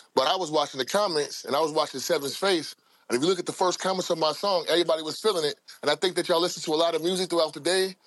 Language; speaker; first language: English; native; English